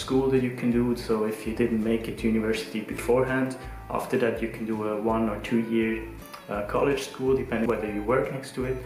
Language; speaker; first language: English; non-native, fluent; Swiss German